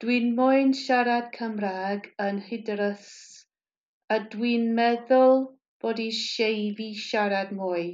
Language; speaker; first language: Welsh; non-native, learner; English